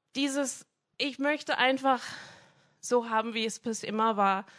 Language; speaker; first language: German; non-native, fluent; English